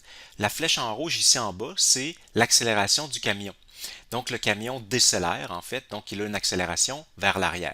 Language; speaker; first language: French; native; French